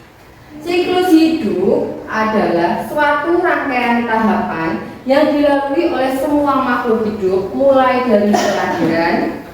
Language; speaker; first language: Malay; native; Malay